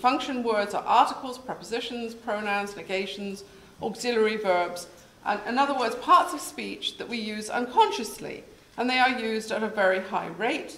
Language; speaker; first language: English; native; English